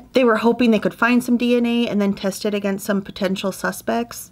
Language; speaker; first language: English; native; English